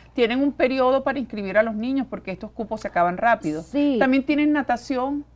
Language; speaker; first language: Spanish; native; Spanish